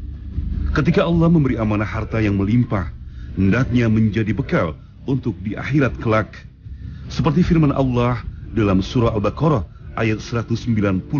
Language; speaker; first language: Indonesian; native; Indonesian